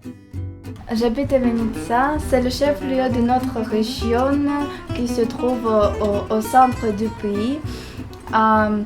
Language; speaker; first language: French; non-native, learner; Ukrainian